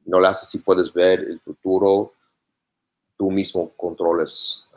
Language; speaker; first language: Spanish; non-native, learner; English